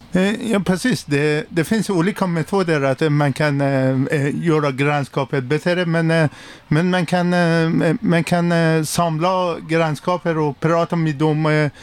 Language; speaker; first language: Swedish; non-native, learner; Persian